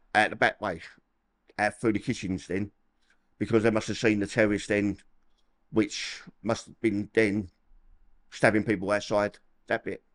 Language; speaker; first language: English; native; English